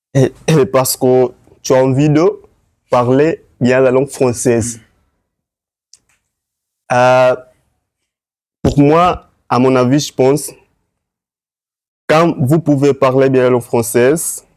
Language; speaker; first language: French; non-native, learner; Swahili